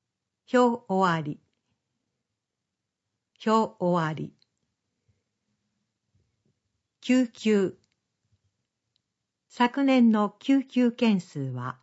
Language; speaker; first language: Japanese; native; Japanese